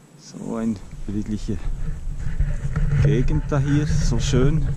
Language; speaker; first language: German; native; German